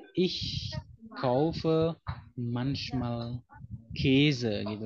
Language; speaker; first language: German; non-native, fluent; Indonesian